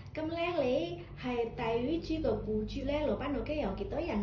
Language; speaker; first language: Cantonese; native; Cantonese